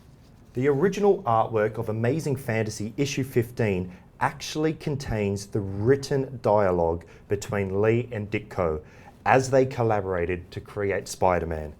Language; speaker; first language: English; native; English